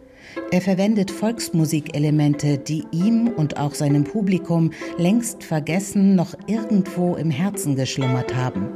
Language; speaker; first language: German; native; German